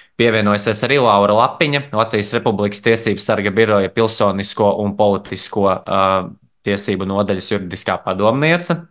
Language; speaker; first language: Latvian; native; Latvian